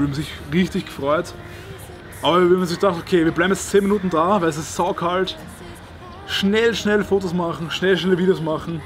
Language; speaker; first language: German; native; German